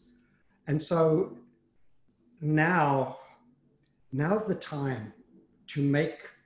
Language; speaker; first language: English; native; English